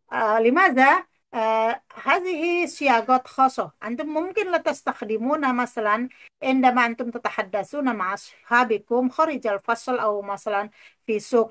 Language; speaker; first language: Arabic; non-native, fluent; Indonesian